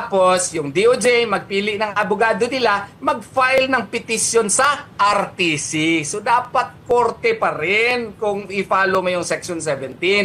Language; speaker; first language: Filipino; native; Filipino